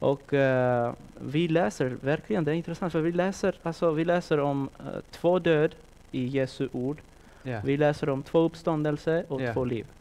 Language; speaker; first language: Swedish; non-native, fluent; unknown